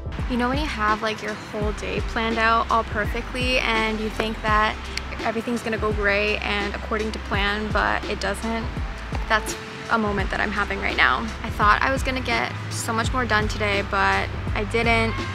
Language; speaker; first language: English; early bilingual, other home language; Japanese